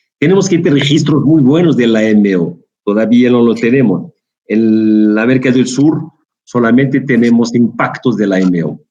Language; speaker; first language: Spanish; non-native, fluent; Arabic